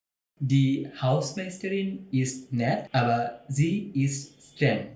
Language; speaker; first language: German; non-native, fluent; Bangla